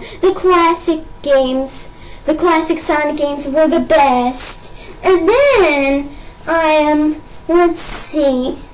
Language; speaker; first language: English; native; English